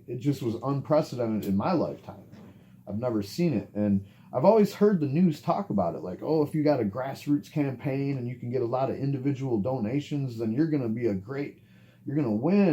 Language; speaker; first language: English; native; English